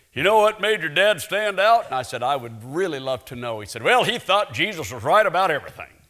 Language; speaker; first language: English; native; English